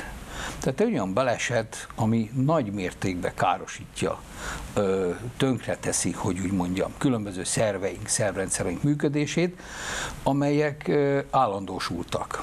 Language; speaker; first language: Hungarian; native; Hungarian